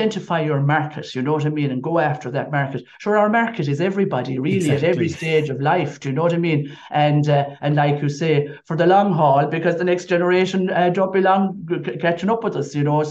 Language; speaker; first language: English; native; English